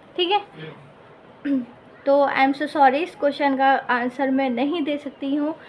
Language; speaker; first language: Hindi; native; Hindi